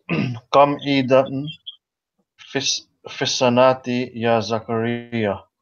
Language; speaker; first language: Arabic; non-native, learner; English